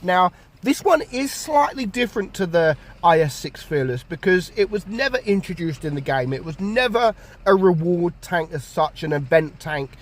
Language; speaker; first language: English; native; English